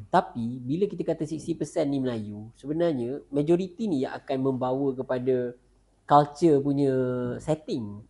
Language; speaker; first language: Malay; native; Malay